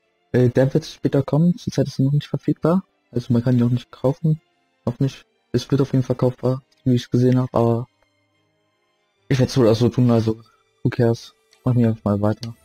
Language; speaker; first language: German; native; German